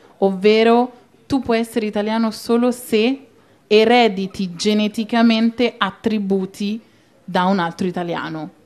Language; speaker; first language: Italian; native; Italian